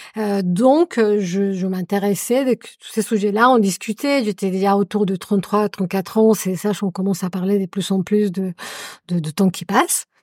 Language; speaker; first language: French; non-native, fluent; Spanish